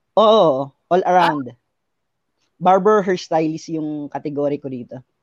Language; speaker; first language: Filipino; native; Filipino